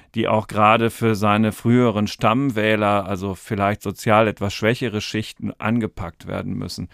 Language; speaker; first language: German; native; German